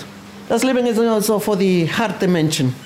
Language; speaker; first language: German; non-native, learner; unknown